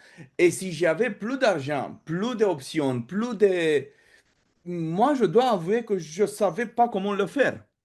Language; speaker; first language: French; non-native, fluent; Romanian